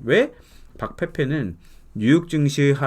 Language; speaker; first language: Korean; native; Korean